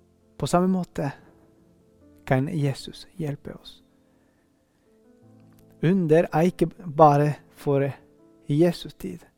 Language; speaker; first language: Norwegian; non-native, fluent; Spanish